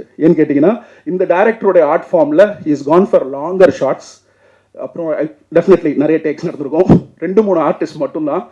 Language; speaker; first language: Tamil; native; Tamil